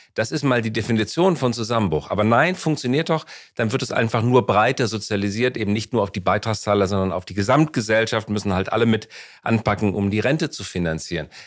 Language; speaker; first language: German; native; German